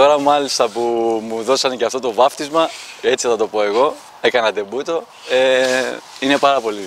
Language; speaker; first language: Greek; native; Greek